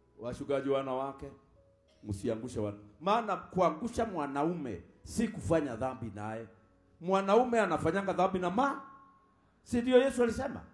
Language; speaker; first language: Swahili; non-native, local second language; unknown